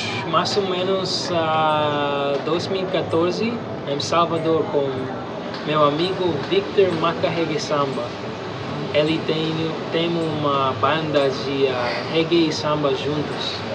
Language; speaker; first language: Portuguese; non-native, learner; English